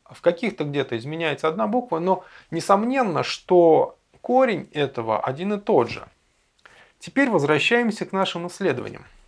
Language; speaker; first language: Russian; native; Russian